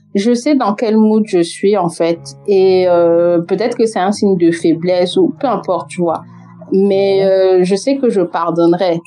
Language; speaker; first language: French; native; French